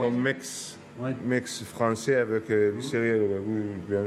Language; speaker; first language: French; non-native, learner; Arabic